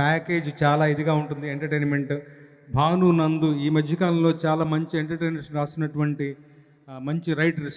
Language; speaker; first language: Telugu; native; Telugu